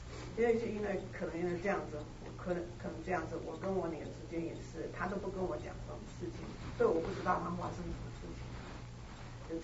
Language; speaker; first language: Chinese; native; Chinese